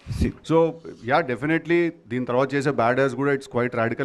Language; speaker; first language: Telugu; native; Telugu